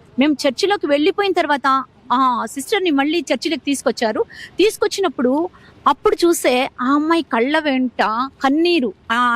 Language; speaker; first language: Telugu; native; Telugu